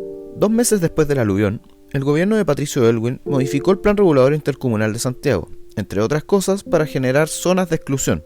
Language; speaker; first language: Spanish; native; Spanish